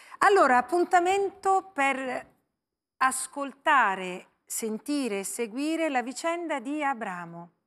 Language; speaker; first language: Italian; native; Italian